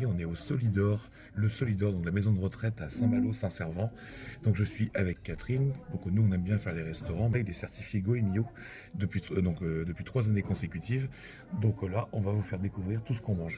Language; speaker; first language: French; native; French